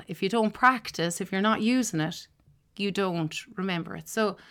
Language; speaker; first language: English; native; English